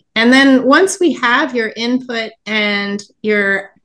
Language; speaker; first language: English; native; English